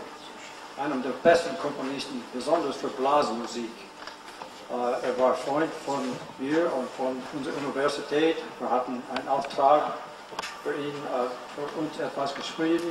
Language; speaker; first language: German; non-native, learner; English